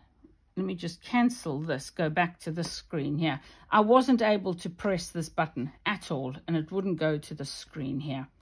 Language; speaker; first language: English; native; English